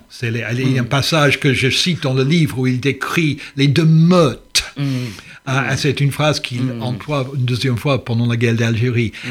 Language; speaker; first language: French; non-native, fluent; English